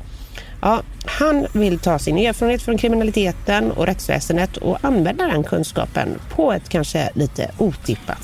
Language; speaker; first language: Swedish; native; Swedish